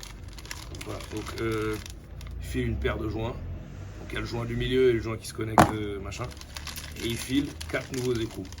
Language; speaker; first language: French; native; French